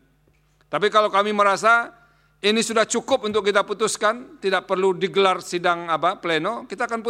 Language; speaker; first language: Indonesian; native; Indonesian